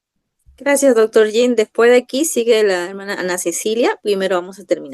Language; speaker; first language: Spanish; native; Spanish